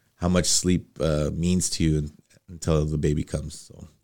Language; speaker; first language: English; early bilingual, other home language; Arabic